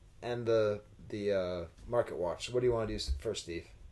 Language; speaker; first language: English; native; English